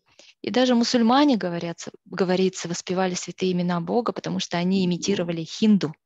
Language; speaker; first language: Russian; native; Russian